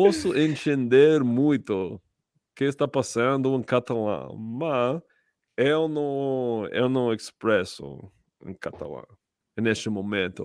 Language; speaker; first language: Portuguese; non-native, learner; English